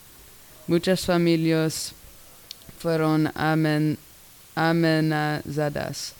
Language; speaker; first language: Spanish; non-native, learner; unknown